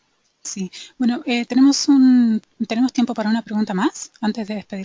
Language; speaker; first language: Spanish; native; Spanish